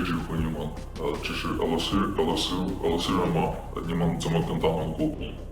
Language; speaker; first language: Chinese; non-native, learner; Ukrainian